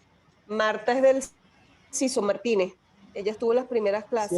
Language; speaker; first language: Spanish; native; Spanish